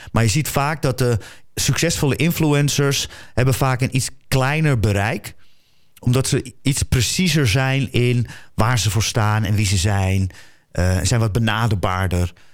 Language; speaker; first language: Dutch; native; Dutch